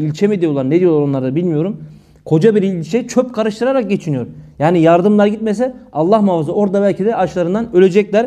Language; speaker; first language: Turkish; native; Turkish